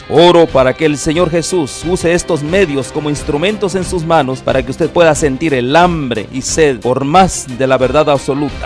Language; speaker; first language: Spanish; native; Spanish